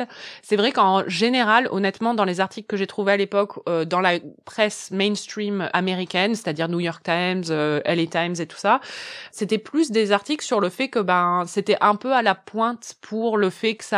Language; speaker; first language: French; native; French